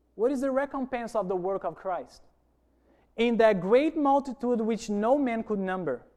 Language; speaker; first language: English; non-native, fluent; Portuguese